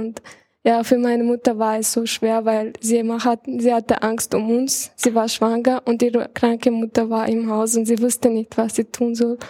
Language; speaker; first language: German; early bilingual, other home language; Chechen